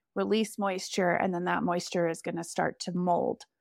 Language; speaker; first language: English; native; English